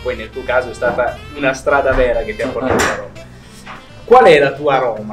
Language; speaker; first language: Italian; native; Italian